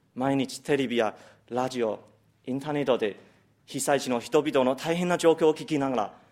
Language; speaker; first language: Japanese; non-native, fluent; Chinese